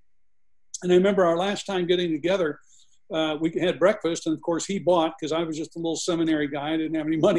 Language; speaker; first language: English; native; English